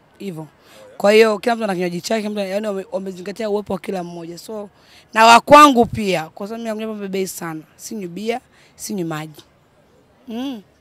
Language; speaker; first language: Swahili; native; Swahili